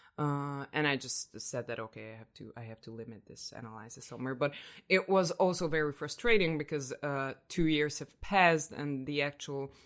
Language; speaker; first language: English; non-native, fluent; Hungarian